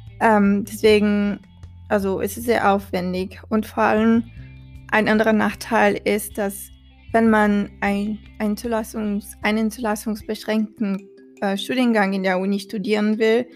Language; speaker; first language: German; non-native, fluent; Portuguese